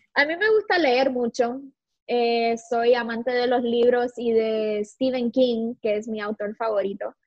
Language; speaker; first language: Spanish; native; Spanish